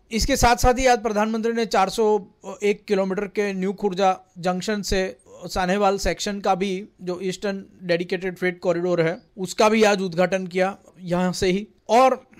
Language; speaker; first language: Hindi; non-native, local second language; Gujarati